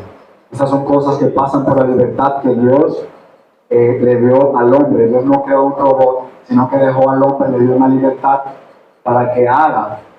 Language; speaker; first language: Spanish; native; Spanish